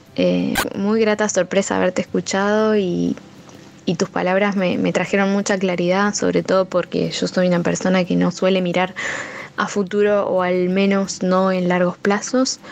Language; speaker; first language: Spanish; native; Spanish